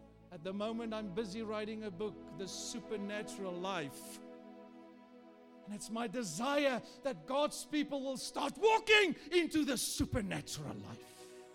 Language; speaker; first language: English; non-native, local second language; Afrikaans